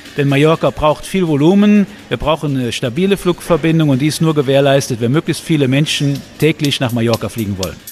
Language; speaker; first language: German; native; German